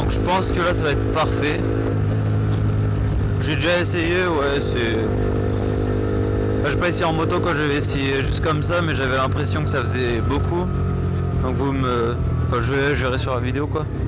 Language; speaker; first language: French; native; French